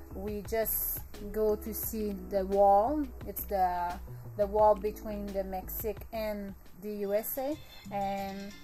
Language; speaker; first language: English; native; English